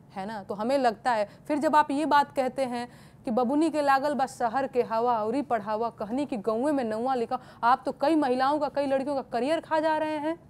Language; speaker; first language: Hindi; native; Hindi